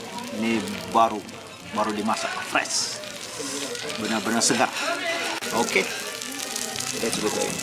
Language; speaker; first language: Indonesian; non-native, local second language; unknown